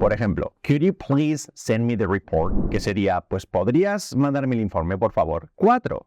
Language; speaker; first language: Spanish; native; Spanish